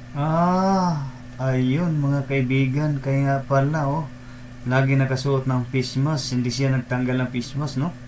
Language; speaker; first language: Filipino; non-native, local second language; Cebuano